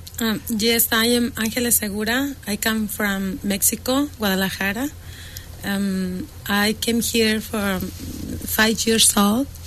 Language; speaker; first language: English; non-native, learner; Spanish